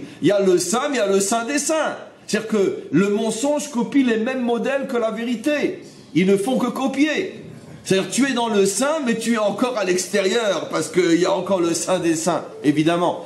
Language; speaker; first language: French; native; French